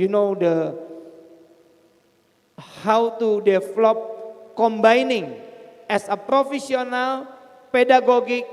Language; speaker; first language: English; non-native, fluent; Indonesian